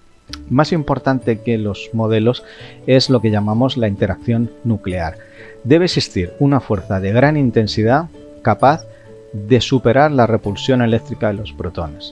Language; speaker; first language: Spanish; native; Spanish